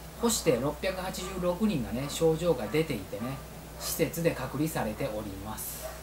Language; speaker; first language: Japanese; native; Japanese